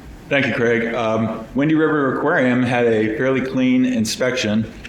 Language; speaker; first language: English; native; English